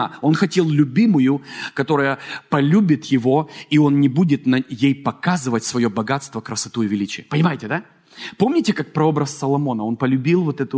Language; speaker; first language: Russian; native; Russian